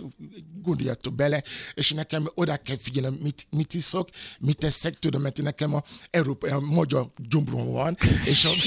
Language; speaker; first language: Hungarian; non-native, learner; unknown